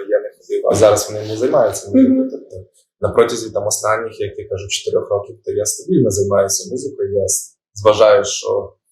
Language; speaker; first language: Ukrainian; native; Ukrainian